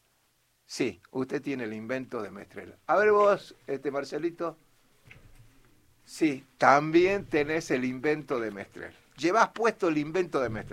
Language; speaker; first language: Spanish; native; Spanish